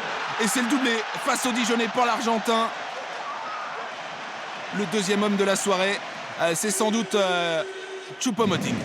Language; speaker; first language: French; native; French